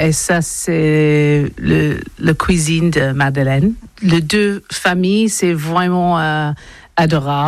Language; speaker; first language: French; non-native, learner; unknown